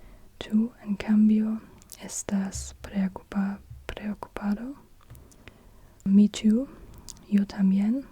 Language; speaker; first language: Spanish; non-native, learner; German